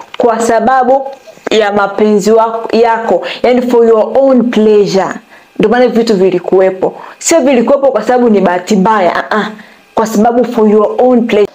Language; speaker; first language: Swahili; native; Swahili